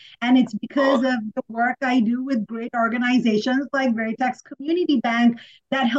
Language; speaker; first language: English; non-native, local second language; Sinhala